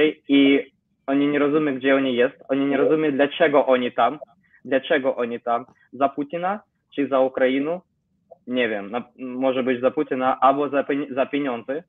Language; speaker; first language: Polish; non-native, learner; Ukrainian